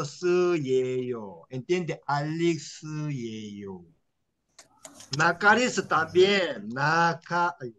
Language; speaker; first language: Spanish; non-native, learner; Korean